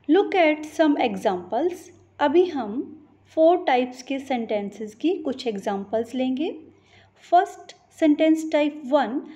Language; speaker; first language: Hindi; native; Hindi